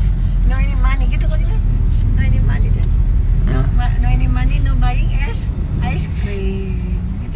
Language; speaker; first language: Indonesian; native; Indonesian